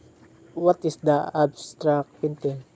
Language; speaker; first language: English; non-native, learner; Filipino